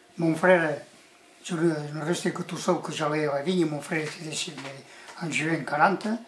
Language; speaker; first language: French; early bilingual, other home language; Catalan